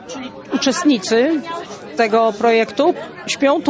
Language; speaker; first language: Polish; native; Polish